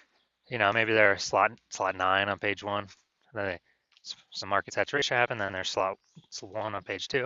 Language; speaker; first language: English; native; English